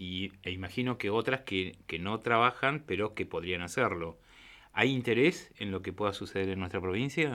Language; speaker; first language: Spanish; native; Spanish